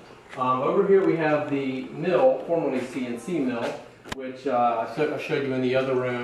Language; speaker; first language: English; native; English